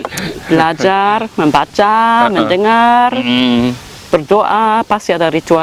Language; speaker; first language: Indonesian; non-native, fluent; German